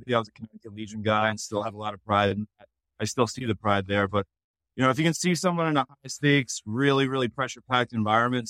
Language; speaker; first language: English; native; English